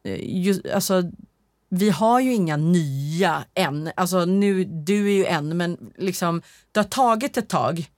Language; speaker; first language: Swedish; native; Swedish